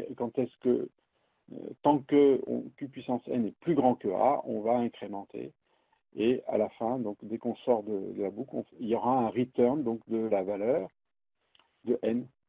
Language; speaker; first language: French; native; French